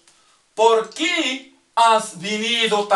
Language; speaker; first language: Spanish; non-native, fluent; Arabic